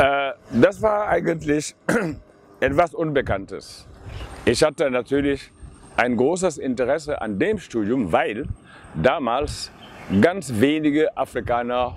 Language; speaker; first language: German; non-native, fluent; Wolof